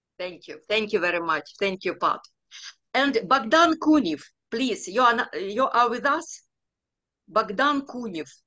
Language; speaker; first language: English; non-native, learner; Ukrainian